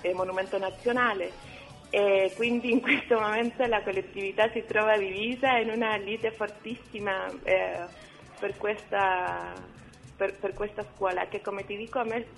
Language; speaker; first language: Italian; non-native, fluent; Spanish